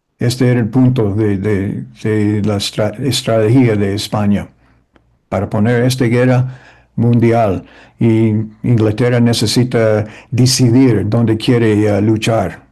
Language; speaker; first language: Spanish; early bilingual, heritage; English